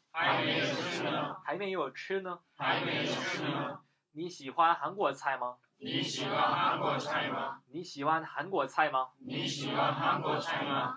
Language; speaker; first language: Chinese; non-native, fluent; Korean